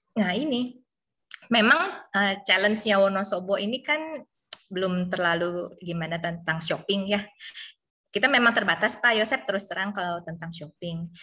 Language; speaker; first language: Indonesian; native; Indonesian